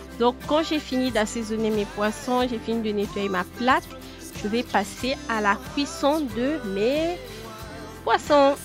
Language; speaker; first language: French; non-native, local second language; Lingala